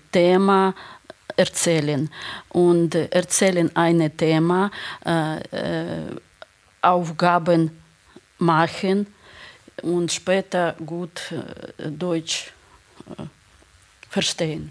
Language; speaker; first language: German; non-native, learner; Ukrainian